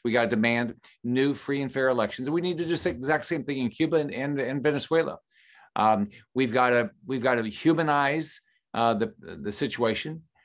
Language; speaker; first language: English; native; English